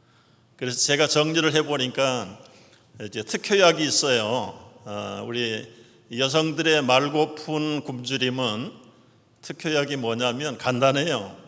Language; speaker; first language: Korean; native; Korean